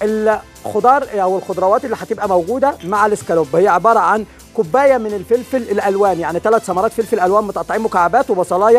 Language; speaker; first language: Arabic; native; Arabic